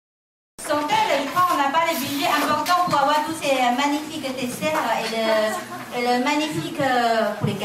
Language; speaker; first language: French; non-native, fluent; Chinese